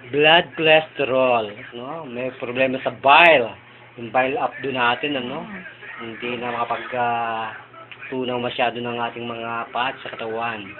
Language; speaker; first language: Filipino; native; Filipino